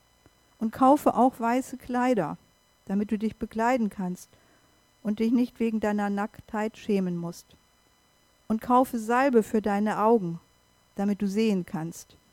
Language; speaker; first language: German; native; German